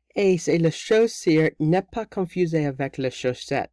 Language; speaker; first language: French; non-native, learner; English